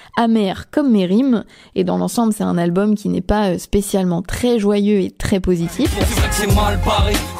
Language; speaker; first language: French; native; French